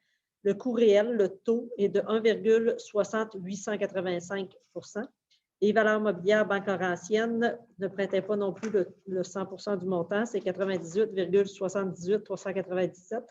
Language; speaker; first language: French; native; French